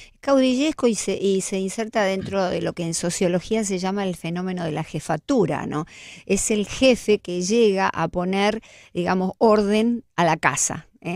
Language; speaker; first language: Spanish; native; Spanish